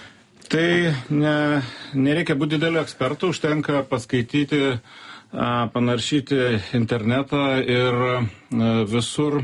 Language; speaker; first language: Lithuanian; native; Lithuanian